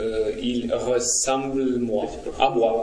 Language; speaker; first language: French; non-native, learner; Russian